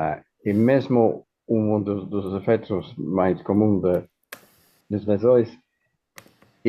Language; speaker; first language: Portuguese; non-native, fluent; Italian